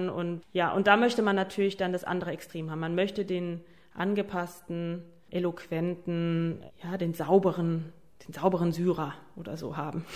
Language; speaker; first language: German; native; German